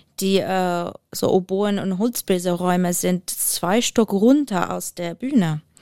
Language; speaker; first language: German; non-native, fluent; English